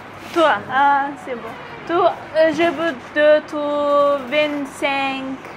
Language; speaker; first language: French; non-native, learner; Turkish